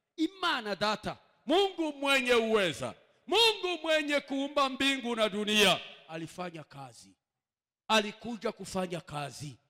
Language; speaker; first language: Swahili; non-native, local second language; Kinyarwanda